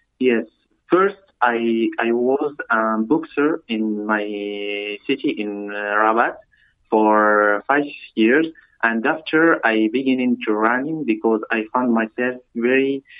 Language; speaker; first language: English; non-native, learner; Arabic